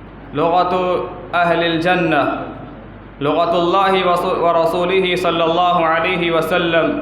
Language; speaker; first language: Arabic; non-native, fluent; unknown